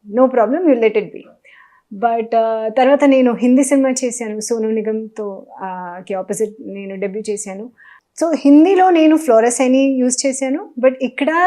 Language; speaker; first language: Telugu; non-native, local second language; Hindi